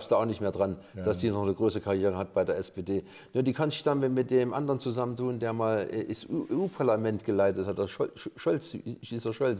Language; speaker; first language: German; native; German